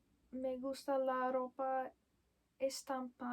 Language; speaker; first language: Spanish; non-native, learner; English